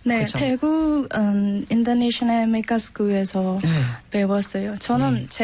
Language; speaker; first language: Korean; non-native, learner; Burmese